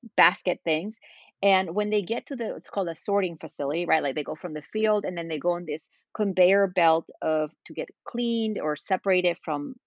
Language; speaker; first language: English; non-native, fluent; Spanish